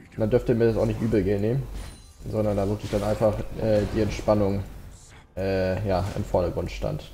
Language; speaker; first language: German; native; German